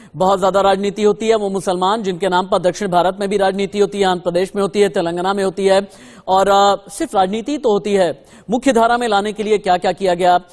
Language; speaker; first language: Hindi; native; Hindi